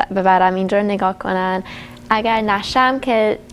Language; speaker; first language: Persian; early bilingual, heritage; Persian